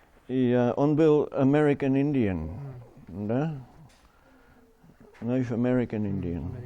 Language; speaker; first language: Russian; early bilingual, heritage; Russian